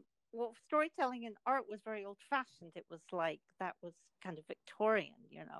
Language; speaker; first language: English; native; English